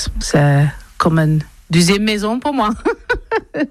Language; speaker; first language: French; non-native, learner; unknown